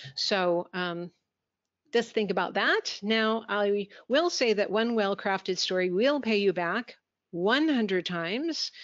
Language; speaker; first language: English; native; English